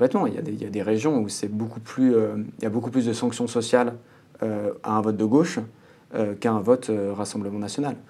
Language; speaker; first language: French; native; French